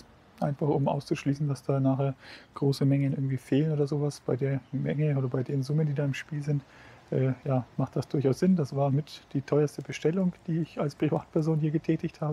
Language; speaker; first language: German; native; German